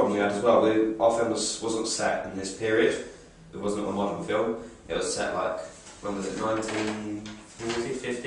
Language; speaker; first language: English; native; English